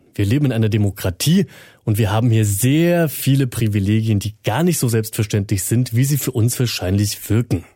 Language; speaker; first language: German; native; German